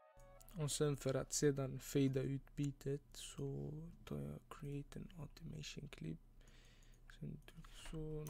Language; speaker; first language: Swedish; early bilingual, other home language; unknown